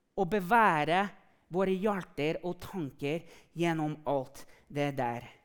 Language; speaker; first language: Norwegian; non-native, fluent; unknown